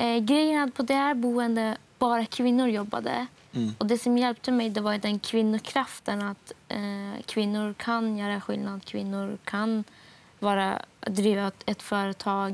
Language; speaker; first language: Swedish; non-native, fluent; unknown